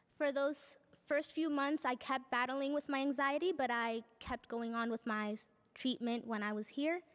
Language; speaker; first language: English; non-native, fluent; Spanish